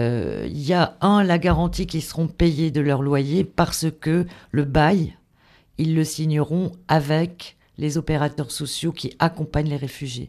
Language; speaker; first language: French; native; French